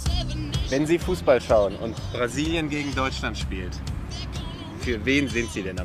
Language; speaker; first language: German; native; German